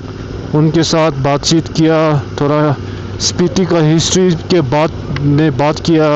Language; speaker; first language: Hindi; non-native, local second language; Tibetan